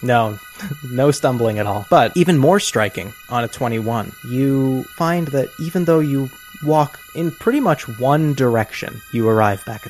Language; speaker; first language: English; native; English